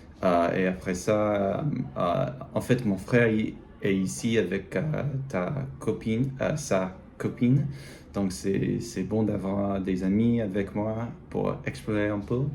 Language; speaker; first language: French; non-native, learner; English